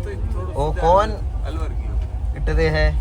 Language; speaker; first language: Hindi; non-native, local second language; Malayalam